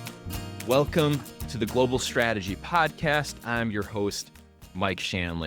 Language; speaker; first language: English; native; English